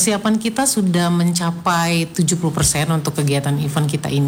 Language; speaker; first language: Indonesian; native; Indonesian